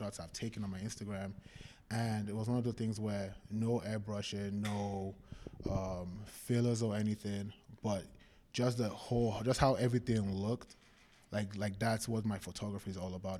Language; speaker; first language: English; non-native, local second language; Yoruba